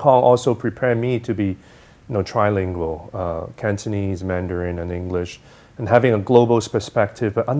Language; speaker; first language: English; non-native, local second language; Cantonese